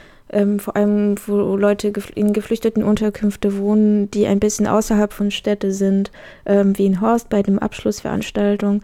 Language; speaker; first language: German; non-native, fluent; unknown